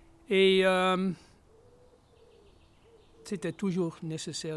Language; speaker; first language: French; non-native, fluent; Dutch